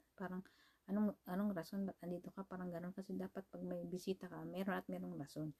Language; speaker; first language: Filipino; native; Filipino